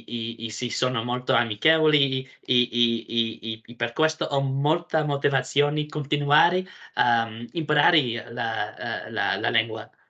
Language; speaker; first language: Italian; non-native, learner; English